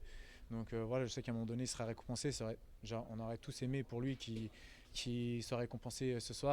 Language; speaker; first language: French; native; French